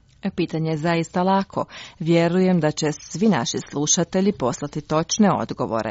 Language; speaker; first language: Croatian; native; Croatian